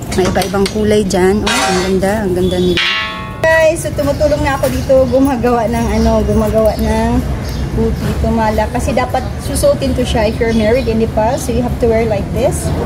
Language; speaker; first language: Filipino; native; Filipino